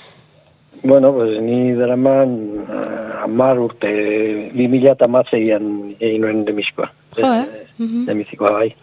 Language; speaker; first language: Basque; non-native, local second language; Spanish